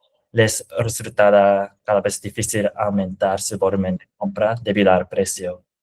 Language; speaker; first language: Spanish; non-native, fluent; Japanese